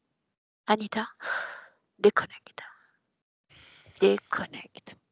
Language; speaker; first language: French; native; French